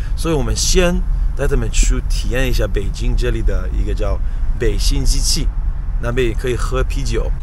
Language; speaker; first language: Chinese; non-native, fluent; Hebrew